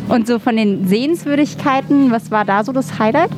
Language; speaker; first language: German; native; German